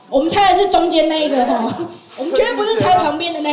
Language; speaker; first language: Chinese; native; Chinese